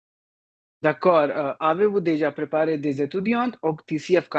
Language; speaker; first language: French; non-native, learner; Hindi